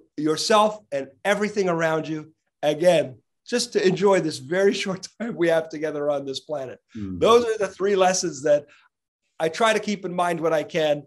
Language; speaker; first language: English; native; English